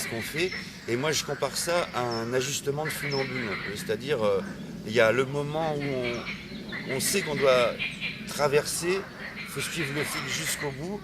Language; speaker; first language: French; native; French